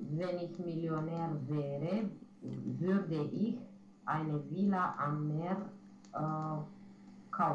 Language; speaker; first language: German; non-native, learner; Romanian